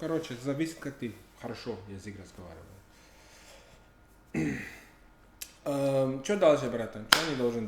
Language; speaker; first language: Russian; non-native, learner; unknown